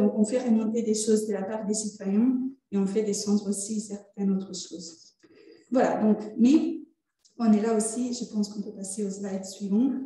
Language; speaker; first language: French; non-native, fluent; Italian